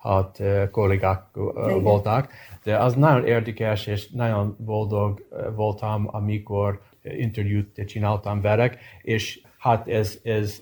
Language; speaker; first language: Hungarian; early bilingual, heritage; English